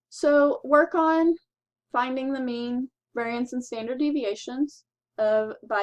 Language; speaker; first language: English; native; English